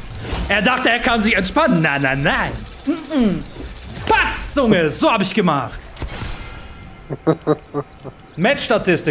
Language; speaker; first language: German; native; German